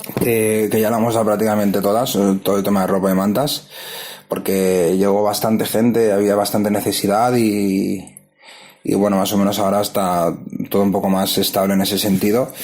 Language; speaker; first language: Spanish; native; Spanish